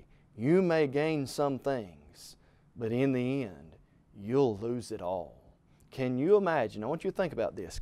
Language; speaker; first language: English; native; English